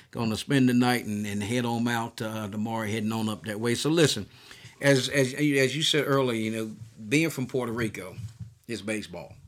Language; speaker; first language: English; native; English